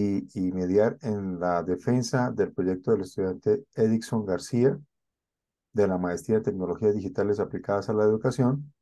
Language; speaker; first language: Spanish; native; Spanish